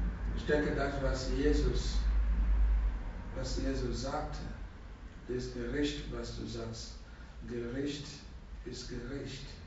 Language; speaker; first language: German; non-native, learner; Russian